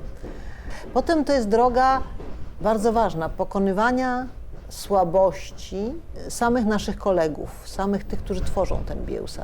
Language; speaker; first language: Polish; native; Polish